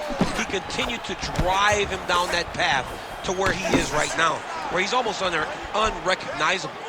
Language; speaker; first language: English; native; English